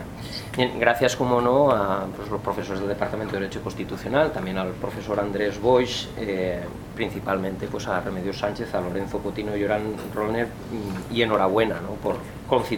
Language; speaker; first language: Spanish; native; Spanish